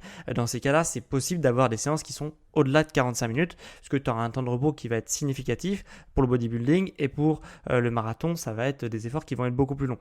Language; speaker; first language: French; native; French